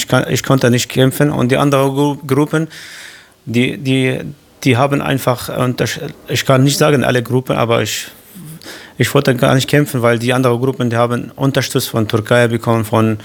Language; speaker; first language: German; non-native, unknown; Kurdish